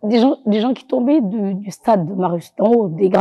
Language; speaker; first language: French; non-native, local second language; Wolof